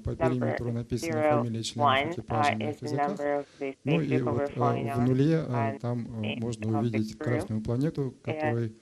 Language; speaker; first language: Russian; native; Russian